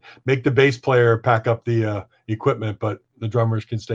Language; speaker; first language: English; native; English